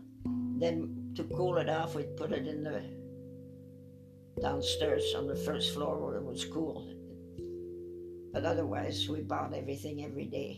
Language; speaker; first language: English; non-native, fluent; French